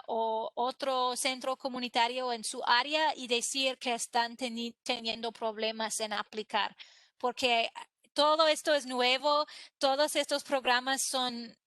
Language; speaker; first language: Spanish; non-native, fluent; English